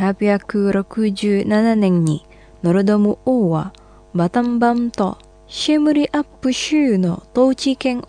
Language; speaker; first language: Japanese; non-native, fluent; Indonesian